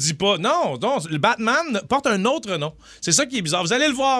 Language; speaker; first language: French; native; French